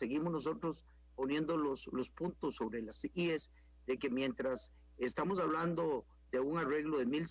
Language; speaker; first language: Spanish; native; Spanish